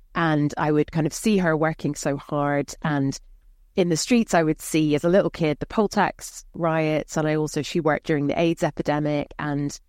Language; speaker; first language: English; native; English